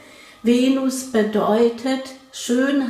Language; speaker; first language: German; non-native, fluent; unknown